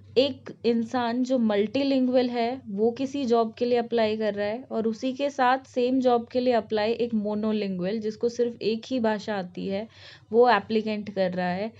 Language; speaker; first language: Hindi; native; Hindi